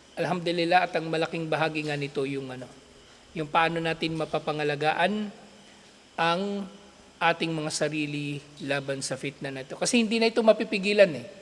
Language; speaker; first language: Filipino; native; Filipino